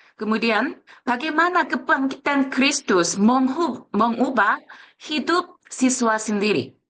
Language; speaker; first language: Indonesian; non-native, fluent; Korean